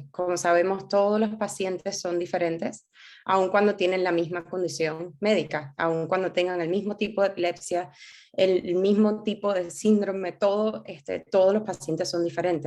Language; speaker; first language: Spanish; native; Spanish